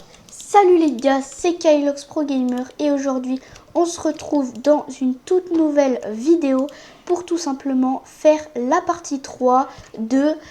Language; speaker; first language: French; native; French